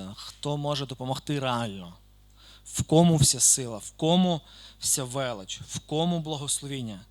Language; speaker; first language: Ukrainian; native; Ukrainian